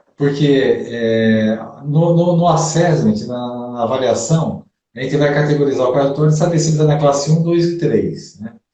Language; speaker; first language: Portuguese; native; Portuguese